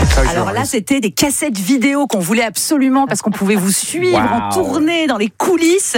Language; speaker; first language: French; native; French